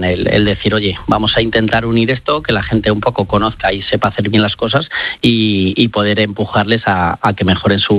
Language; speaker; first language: Spanish; native; Spanish